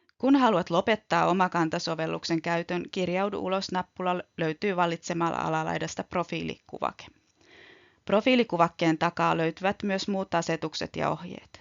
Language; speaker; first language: Finnish; native; Finnish